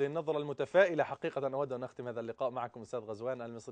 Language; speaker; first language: Arabic; native; Arabic